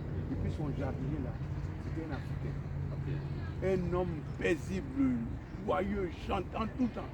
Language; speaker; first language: French; non-native, local second language; Baoulé